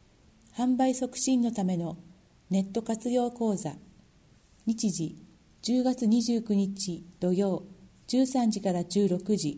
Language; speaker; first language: Japanese; native; Japanese